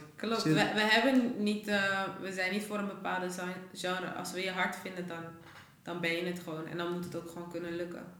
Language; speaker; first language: Dutch; early bilingual, other home language; Persian